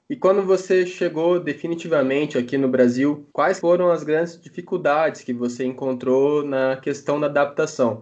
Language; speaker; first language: Portuguese; native; Portuguese